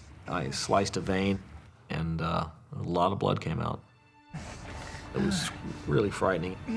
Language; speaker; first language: English; native; English